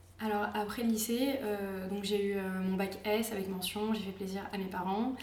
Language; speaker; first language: French; native; French